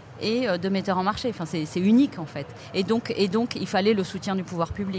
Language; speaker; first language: French; native; French